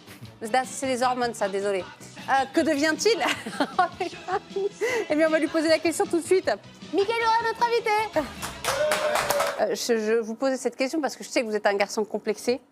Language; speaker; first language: French; native; French